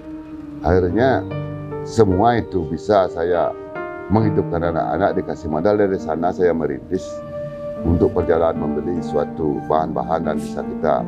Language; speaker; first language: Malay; non-native, local second language; Balinese